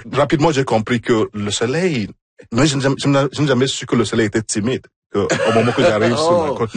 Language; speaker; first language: French; non-native, fluent; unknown